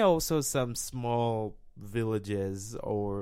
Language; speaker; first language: English; non-native, local second language; Swahili